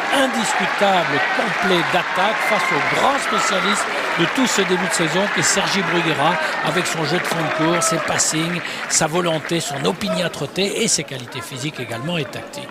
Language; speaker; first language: French; native; French